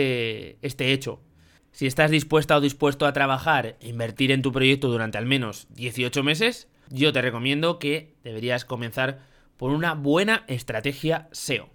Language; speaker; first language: Spanish; native; Spanish